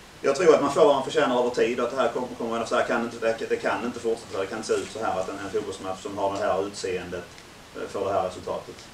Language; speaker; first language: Swedish; native; Swedish